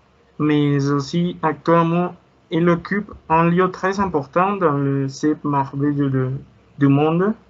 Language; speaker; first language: French; non-native, learner; Spanish